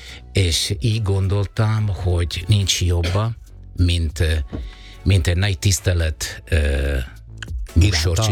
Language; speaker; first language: Hungarian; non-native, fluent; Italian